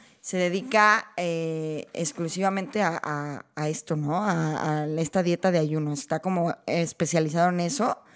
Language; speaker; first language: Spanish; native; Spanish